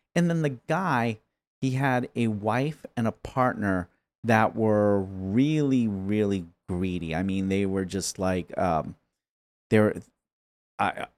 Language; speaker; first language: English; native; English